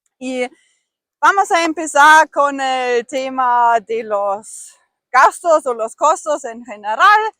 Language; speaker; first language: Spanish; non-native, fluent; German